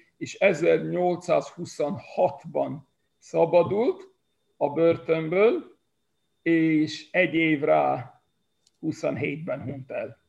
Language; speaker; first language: Hungarian; early bilingual, heritage; Hungarian